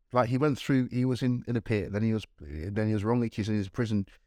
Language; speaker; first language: English; native; English